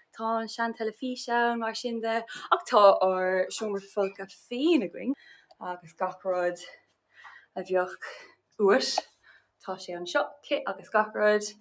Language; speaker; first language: Irish; native; Irish